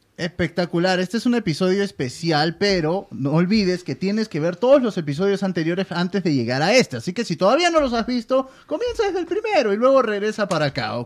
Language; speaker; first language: Spanish; native; Spanish